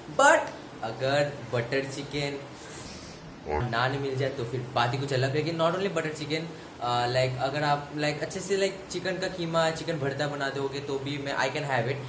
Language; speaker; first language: Hindi; non-native, local second language; Bangla